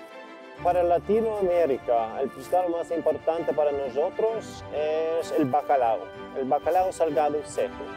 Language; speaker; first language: Spanish; non-native, fluent; Norwegian